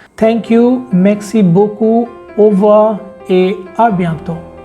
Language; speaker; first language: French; non-native, fluent; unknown